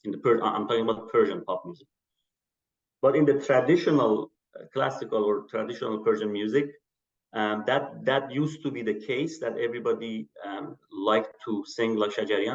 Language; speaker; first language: English; non-native, fluent; Persian